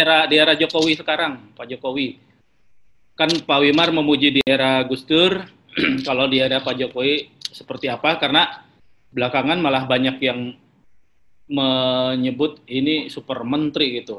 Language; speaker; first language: Indonesian; native; Indonesian